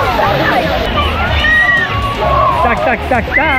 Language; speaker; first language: Japanese; native; Japanese